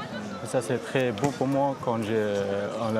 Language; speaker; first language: French; non-native, learner; Pashto